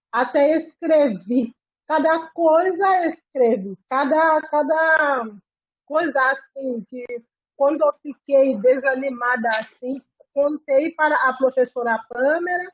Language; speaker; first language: Portuguese; non-native, fluent; Haitian Creole